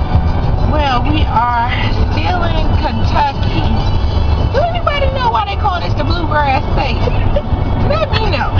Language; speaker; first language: English; native; English